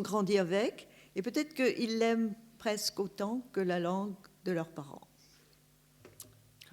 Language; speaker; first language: French; native; French